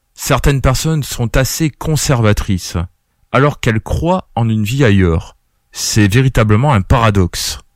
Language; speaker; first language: French; native; French